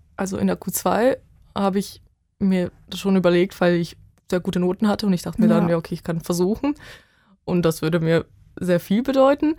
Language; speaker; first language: German; non-native, fluent; Bosnian